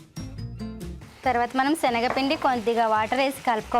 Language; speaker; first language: Telugu; non-native, local second language; Marathi